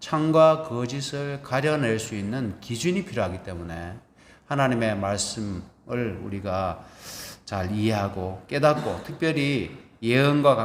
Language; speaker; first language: Korean; native; Korean